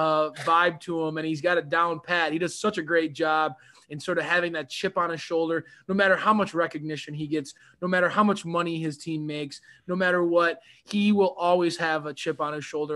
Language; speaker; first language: English; native; English